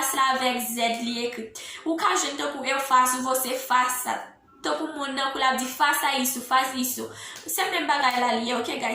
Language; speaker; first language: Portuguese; non-native, learner; Haitian Creole